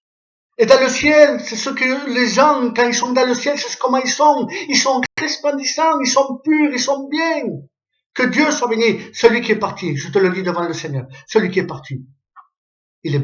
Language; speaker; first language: French; native; French